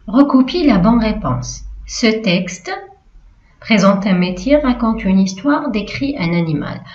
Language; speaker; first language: French; non-native, local second language; Arabic